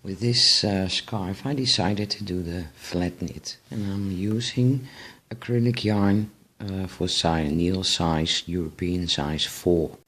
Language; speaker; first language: English; non-native, fluent; Dutch